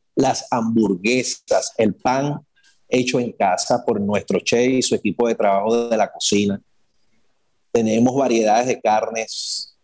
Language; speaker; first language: Spanish; native; Spanish